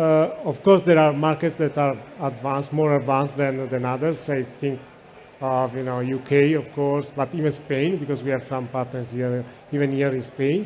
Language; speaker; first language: English; non-native, fluent; Italian